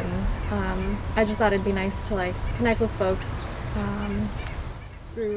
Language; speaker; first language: English; native; English